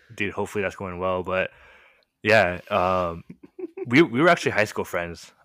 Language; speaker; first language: English; early bilingual, other home language; Korean